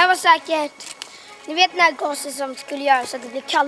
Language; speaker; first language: Swedish; native; Swedish